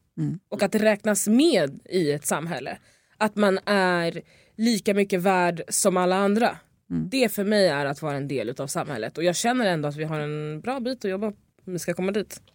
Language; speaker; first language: Swedish; native; Swedish